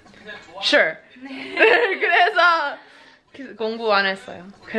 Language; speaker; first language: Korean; non-native, learner; English